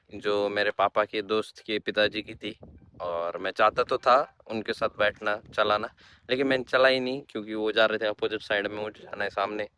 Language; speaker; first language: Hindi; non-native, local second language; Marathi